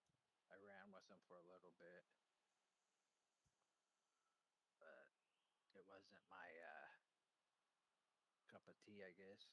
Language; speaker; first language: English; native; English